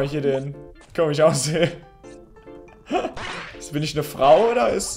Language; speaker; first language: German; native; German